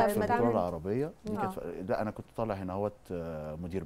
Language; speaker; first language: Arabic; native; Arabic